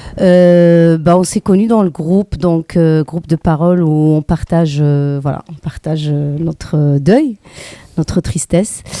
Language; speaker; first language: French; non-native, local second language; Arabic